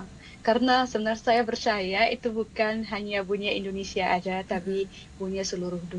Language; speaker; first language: Indonesian; non-native, fluent; Arabic